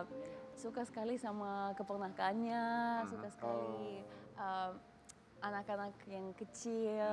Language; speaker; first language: Indonesian; non-native, learner; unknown